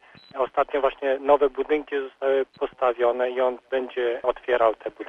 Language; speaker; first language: Polish; native; Polish